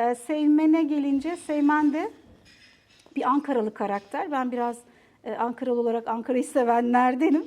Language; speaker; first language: Turkish; native; Turkish